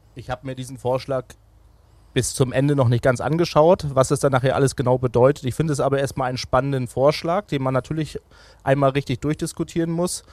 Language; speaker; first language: German; native; German